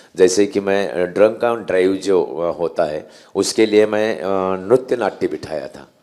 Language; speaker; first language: Hindi; non-native, local second language; Marathi